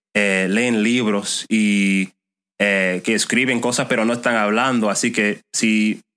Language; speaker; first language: Spanish; non-native, fluent; English